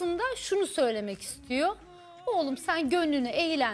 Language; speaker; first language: Turkish; native; Turkish